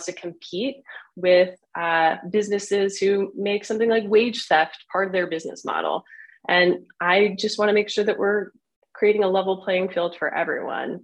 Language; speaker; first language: English; native; English